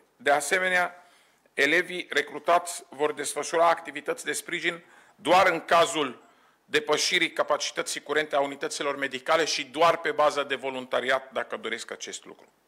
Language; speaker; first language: Romanian; non-native, fluent; Arabic